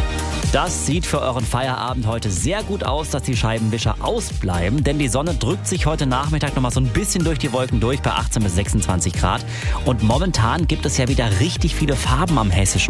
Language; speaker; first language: German; native; German